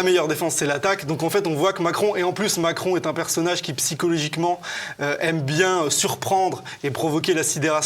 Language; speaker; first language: French; native; French